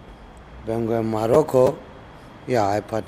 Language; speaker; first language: Spanish; non-native, learner; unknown